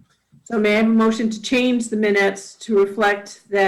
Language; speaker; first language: English; native; English